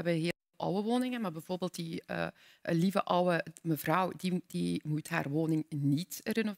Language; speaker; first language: Dutch; native; Dutch